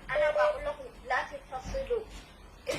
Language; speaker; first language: Arabic; non-native, learner; Somali